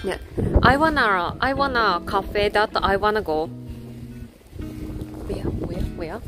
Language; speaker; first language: English; non-native, learner; Japanese